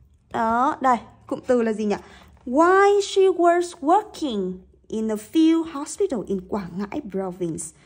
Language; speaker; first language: English; non-native, fluent; Vietnamese